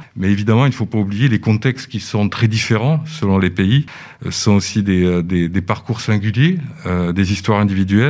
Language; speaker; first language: French; native; French